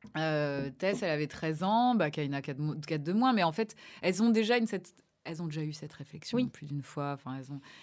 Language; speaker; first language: French; native; French